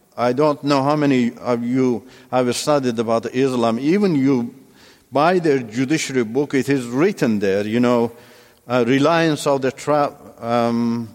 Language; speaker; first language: English; non-native, fluent; Turkish